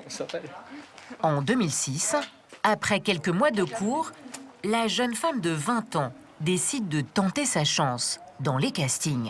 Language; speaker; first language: French; native; French